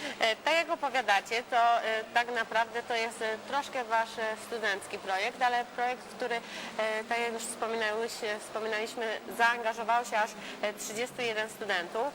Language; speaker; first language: Polish; native; Polish